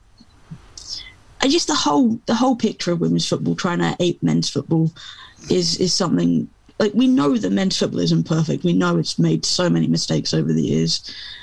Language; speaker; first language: English; native; English